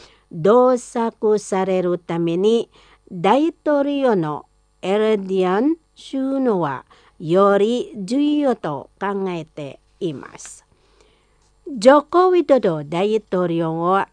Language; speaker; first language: Japanese; non-native, fluent; Indonesian